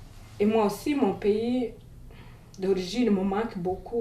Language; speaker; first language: French; non-native, fluent; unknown